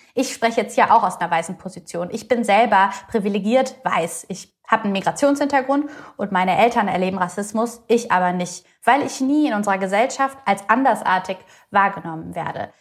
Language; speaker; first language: German; early bilingual, other home language; Bulgarian